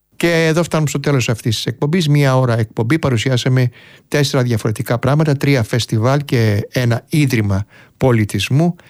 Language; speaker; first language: Greek; native; Greek